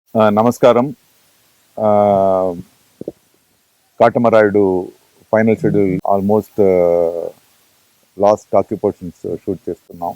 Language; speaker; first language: Telugu; non-native, fluent; Tamil